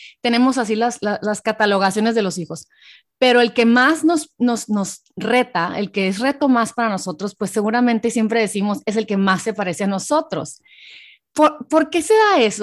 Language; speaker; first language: Spanish; native; Spanish